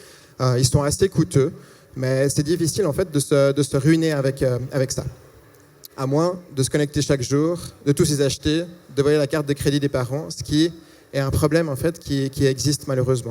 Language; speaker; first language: French; native; French